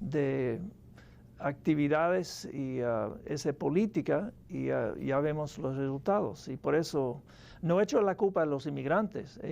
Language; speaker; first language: Spanish; non-native, fluent; English